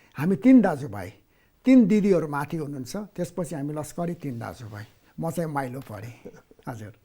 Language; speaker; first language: Nepali; non-native, local second language; Newari